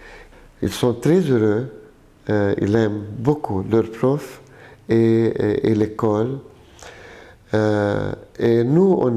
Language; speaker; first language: French; non-native, local second language; Arabic